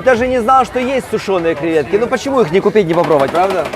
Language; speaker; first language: Russian; native; Russian